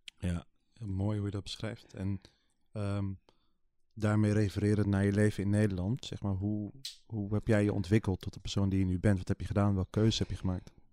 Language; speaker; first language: Dutch; early bilingual, other home language; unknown